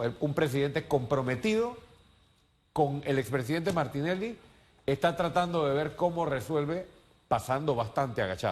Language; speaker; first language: Spanish; native; Spanish